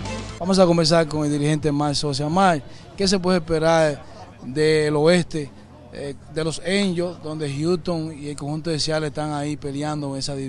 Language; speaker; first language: Spanish; native; Spanish